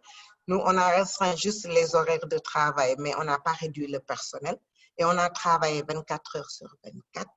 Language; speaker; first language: French; non-native, local second language; Wolof